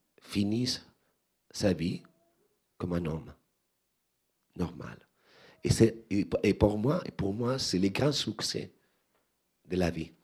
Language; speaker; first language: French; non-native, learner; Spanish